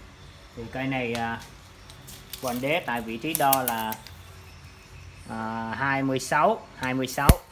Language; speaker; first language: Vietnamese; native; Vietnamese